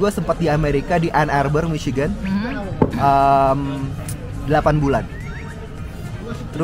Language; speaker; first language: Indonesian; native; Indonesian